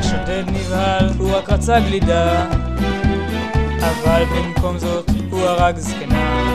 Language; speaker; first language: Hebrew; native; Hebrew